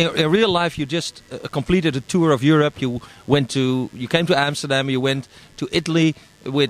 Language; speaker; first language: English; non-native, fluent; Dutch